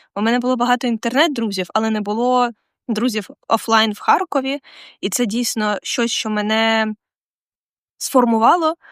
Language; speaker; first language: Ukrainian; non-native, local second language; Russian